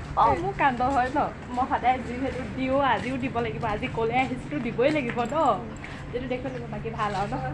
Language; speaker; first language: Assamese; native; Assamese